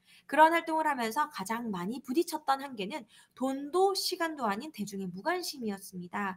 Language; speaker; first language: Korean; native; Korean